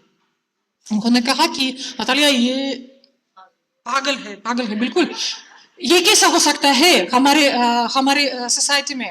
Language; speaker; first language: Hindi; non-native, fluent; Russian